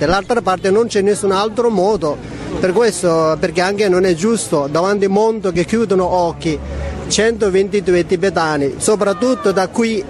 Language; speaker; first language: Italian; non-native, fluent; Tibetan